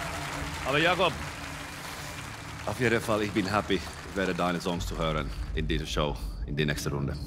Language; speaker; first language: German; non-native, learner; Finnish